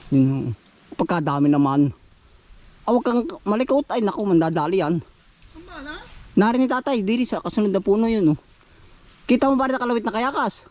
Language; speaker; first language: Filipino; native; Filipino